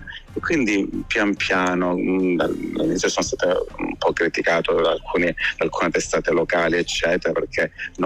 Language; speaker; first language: Italian; native; Italian